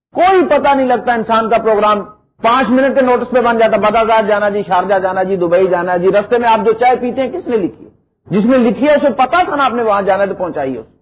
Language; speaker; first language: Urdu; non-native, local second language; Punjabi